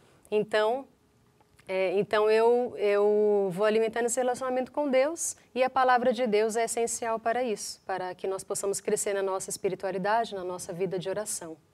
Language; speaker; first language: Portuguese; native; Portuguese